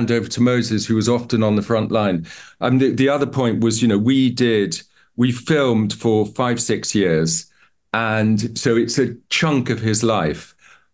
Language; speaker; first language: English; native; English